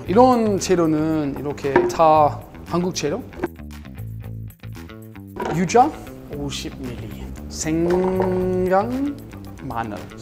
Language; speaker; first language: Korean; non-native, learner; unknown